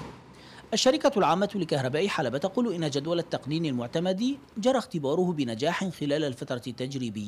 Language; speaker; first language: Arabic; native; Arabic